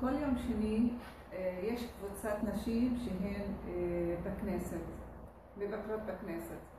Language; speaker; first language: Hebrew; non-native, local second language; Arabic